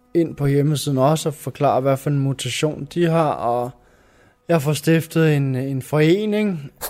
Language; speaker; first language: Danish; native; Danish